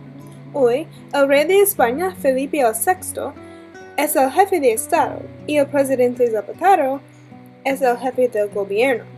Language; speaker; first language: Spanish; non-native, learner; English